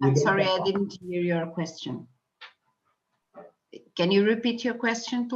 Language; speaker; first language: English; non-native, fluent; Portuguese